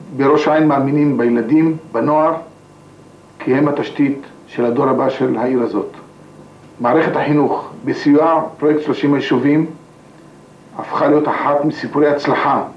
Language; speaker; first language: Hebrew; native; Hebrew